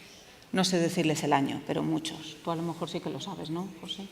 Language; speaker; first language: Spanish; native; Spanish